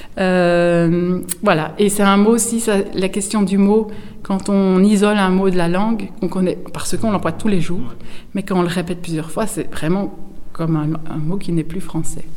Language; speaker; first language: French; native; French